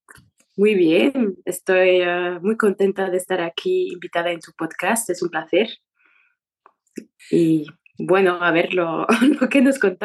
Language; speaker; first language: Spanish; non-native, fluent; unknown